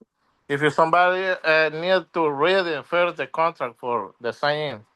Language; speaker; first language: English; non-native, learner; Spanish